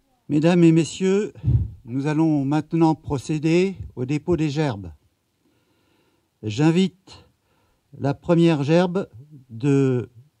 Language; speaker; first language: French; native; French